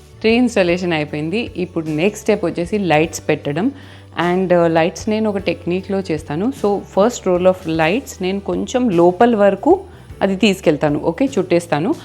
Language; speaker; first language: Telugu; native; Telugu